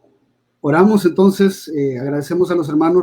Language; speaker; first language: Spanish; native; Spanish